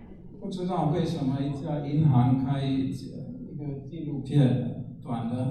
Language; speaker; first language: Chinese; non-native, fluent; German